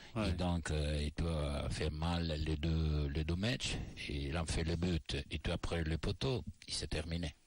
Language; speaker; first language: French; non-native, learner; Italian